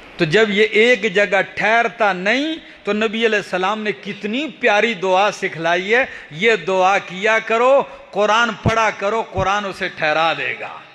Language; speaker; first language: Urdu; non-native, local second language; Punjabi